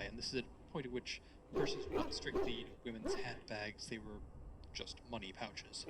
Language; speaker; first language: English; native; English